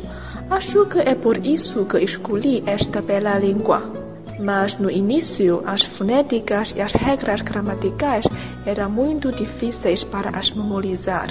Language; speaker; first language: Portuguese; non-native, learner; Chinese